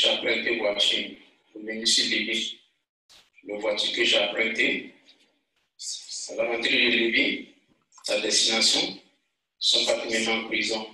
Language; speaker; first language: French; non-native, learner; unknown